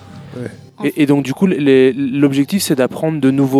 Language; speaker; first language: French; native; French